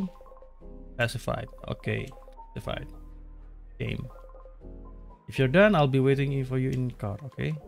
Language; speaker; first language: English; non-native, learner; Indonesian